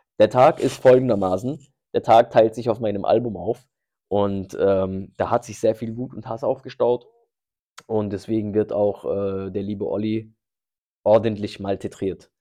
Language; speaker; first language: German; early bilingual, other home language; Turkish